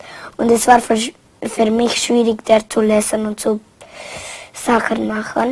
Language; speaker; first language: German; non-native, learner; Spanish